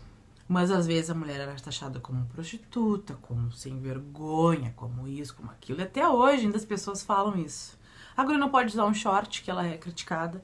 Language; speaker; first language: Portuguese; native; Portuguese